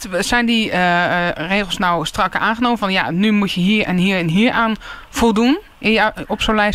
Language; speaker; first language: Dutch; native; Dutch